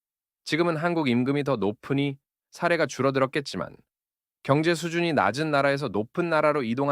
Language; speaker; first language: Korean; native; Korean